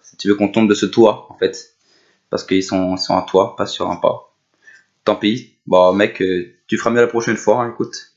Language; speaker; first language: French; native; French